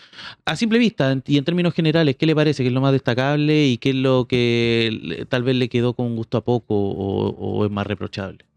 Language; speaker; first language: Spanish; native; Spanish